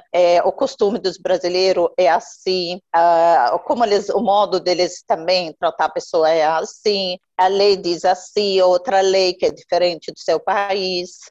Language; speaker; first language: Portuguese; non-native, fluent; Arabic